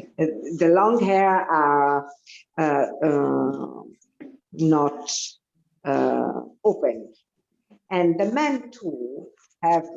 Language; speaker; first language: English; non-native, learner; Italian